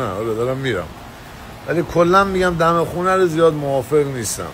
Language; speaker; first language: Persian; native; Persian